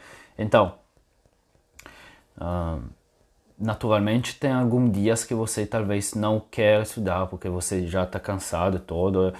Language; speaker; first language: Portuguese; non-native, fluent; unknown